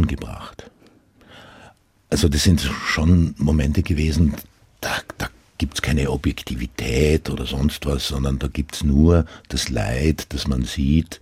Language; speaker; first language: German; non-native, local second language; Croatian